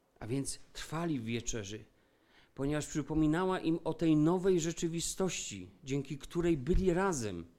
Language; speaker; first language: Polish; native; Polish